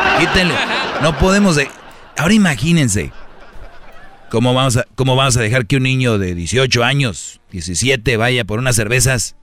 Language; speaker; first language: Spanish; native; Spanish